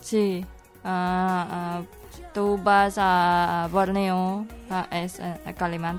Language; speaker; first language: Catalan; non-native, learner; Indonesian